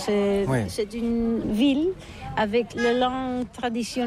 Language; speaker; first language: French; non-native, learner; Catalan